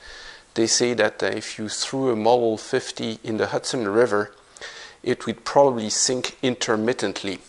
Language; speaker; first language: English; non-native, fluent; French